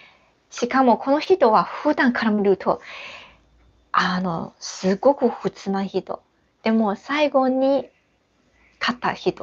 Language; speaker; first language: Japanese; non-native, fluent; Chinese